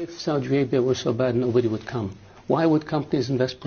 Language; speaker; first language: English; non-native, fluent; Arabic